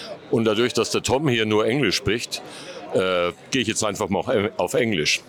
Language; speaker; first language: German; native; German